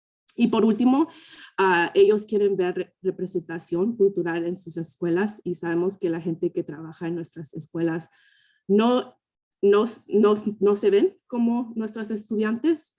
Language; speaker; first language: Spanish; early bilingual, heritage; Spanish